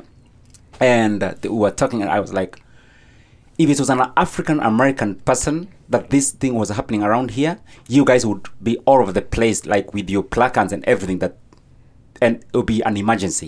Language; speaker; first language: English; non-native, local second language; Meru